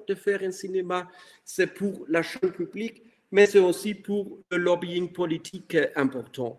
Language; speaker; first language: French; non-native, fluent; German